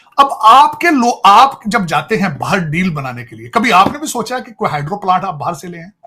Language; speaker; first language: Urdu; non-native, local second language; Punjabi